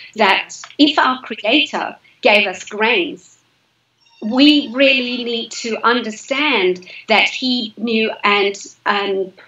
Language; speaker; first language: English; native; English